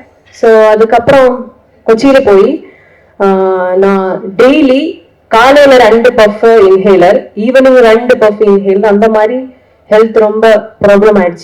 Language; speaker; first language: Tamil; non-native, learner; Malayalam